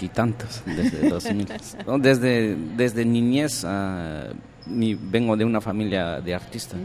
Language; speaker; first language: Spanish; non-native, local second language; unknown